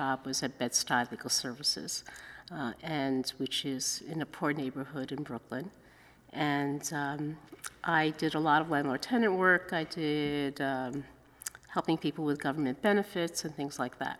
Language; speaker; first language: English; early bilingual, other home language; Cantonese